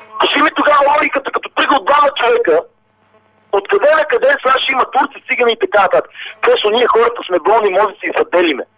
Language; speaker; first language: Bulgarian; non-native, local second language; Romany